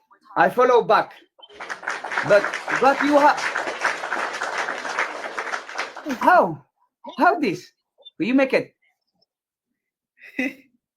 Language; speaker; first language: English; non-native, learner; Tigrinya